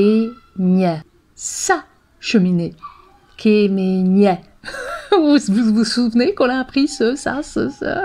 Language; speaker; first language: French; non-native, fluent; Hungarian